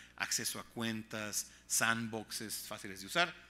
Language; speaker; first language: Spanish; native; Spanish